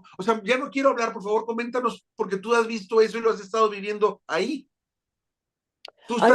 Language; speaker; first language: Spanish; native; Spanish